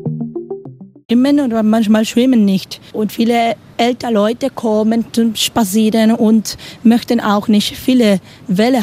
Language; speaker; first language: German; non-native, learner; Spanish